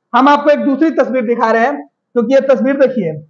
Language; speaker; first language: Hindi; native; Hindi